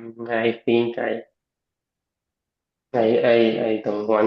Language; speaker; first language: English; non-native, learner; Spanish